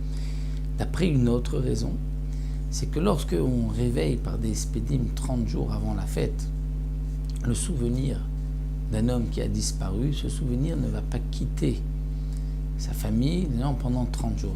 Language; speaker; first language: French; native; French